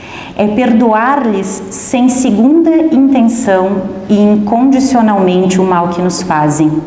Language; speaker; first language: Portuguese; native; Portuguese